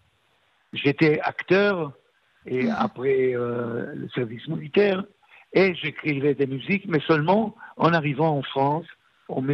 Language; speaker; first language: French; non-native, fluent; Hebrew